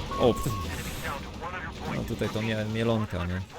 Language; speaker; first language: Polish; native; Polish